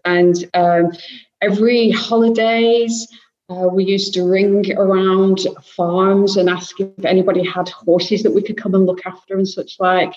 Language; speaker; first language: English; native; English